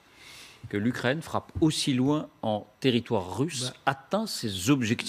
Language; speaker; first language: French; native; French